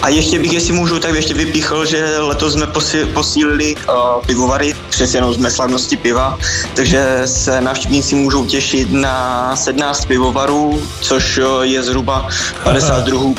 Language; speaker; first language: Czech; native; Czech